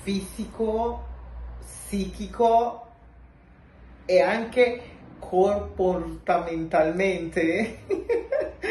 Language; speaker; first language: Italian; non-native, local second language; Spanish